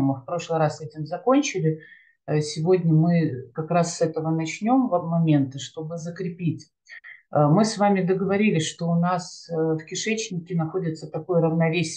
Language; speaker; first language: Russian; native; Russian